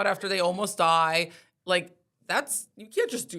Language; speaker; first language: English; native; English